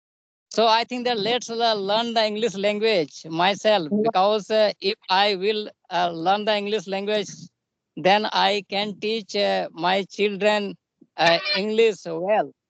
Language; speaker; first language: English; non-native, learner; Santali